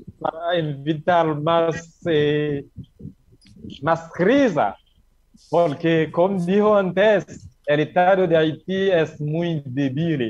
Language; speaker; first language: Spanish; non-native, learner; Haitian Creole